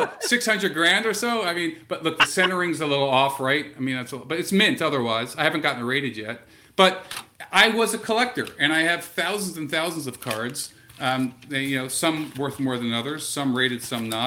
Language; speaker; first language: English; native; English